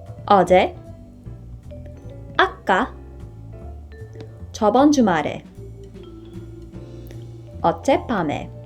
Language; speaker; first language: Korean; non-native, fluent; English